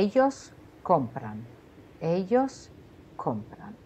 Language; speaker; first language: Spanish; non-native, fluent; German